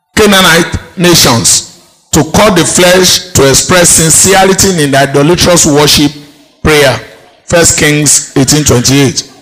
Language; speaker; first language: English; non-native, local second language; Yoruba